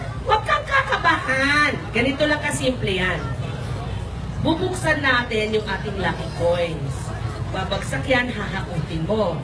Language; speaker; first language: Filipino; native; Filipino